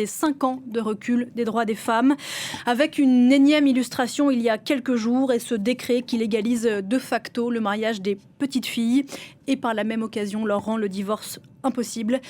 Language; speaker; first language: French; native; French